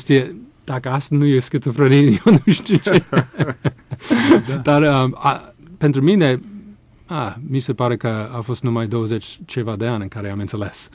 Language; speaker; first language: Romanian; non-native, fluent; English